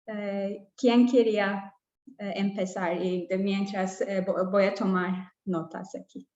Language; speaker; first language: Spanish; non-native, fluent; English